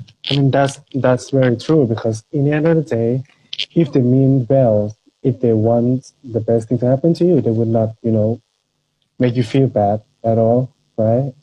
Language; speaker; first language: English; non-native, fluent; Thai